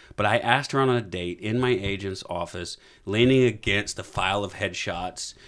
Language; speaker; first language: English; native; English